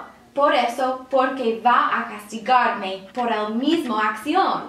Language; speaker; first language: Spanish; non-native, learner; English